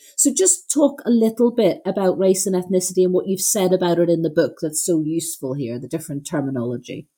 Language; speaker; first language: English; native; English